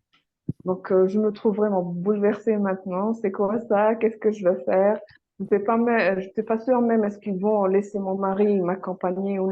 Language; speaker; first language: French; non-native, fluent; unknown